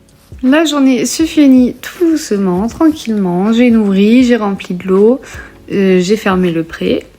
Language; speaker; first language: French; native; French